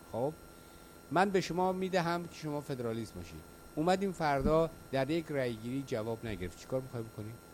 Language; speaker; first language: Persian; non-native, local second language; Kurdish